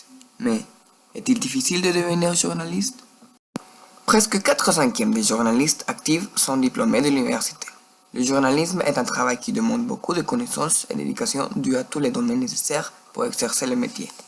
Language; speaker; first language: French; non-native, learner; Spanish